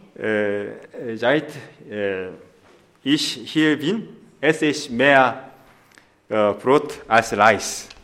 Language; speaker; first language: German; non-native, fluent; Korean